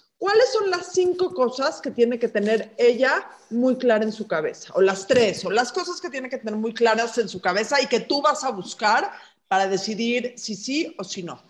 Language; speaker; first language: Spanish; native; Spanish